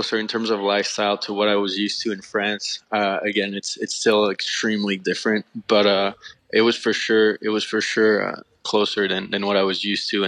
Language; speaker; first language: English; non-native, fluent; French